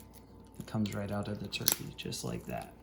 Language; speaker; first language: English; native; English